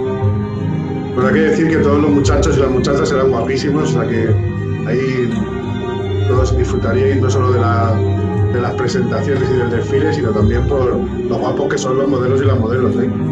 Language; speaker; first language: Spanish; native; Spanish